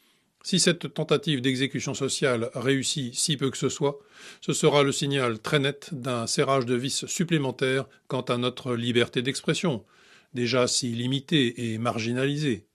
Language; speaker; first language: French; native; French